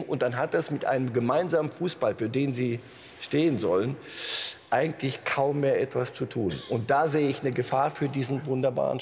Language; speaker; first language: German; native; German